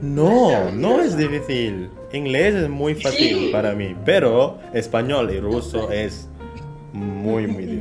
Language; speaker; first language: Spanish; non-native, learner; Indonesian